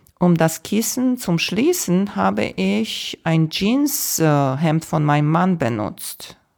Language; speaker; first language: German; non-native, fluent; Romanian